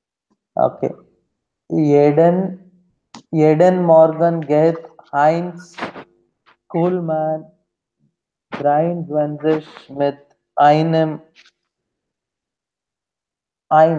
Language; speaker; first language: German; non-native, learner; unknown